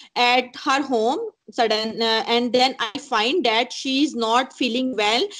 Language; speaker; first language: English; non-native, local second language; Punjabi